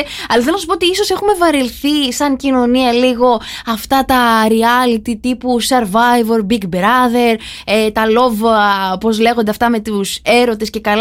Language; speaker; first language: Greek; native; Greek